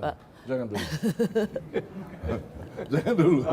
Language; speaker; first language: Indonesian; non-native, fluent; Tetum